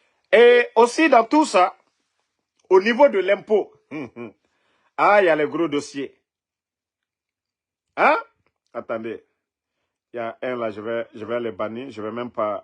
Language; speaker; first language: French; non-native, local second language; Mandingo